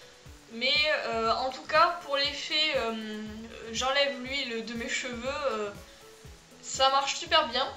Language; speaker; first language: French; native; French